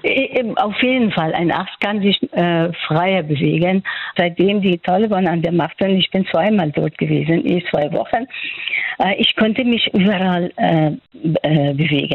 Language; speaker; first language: German; non-native, fluent; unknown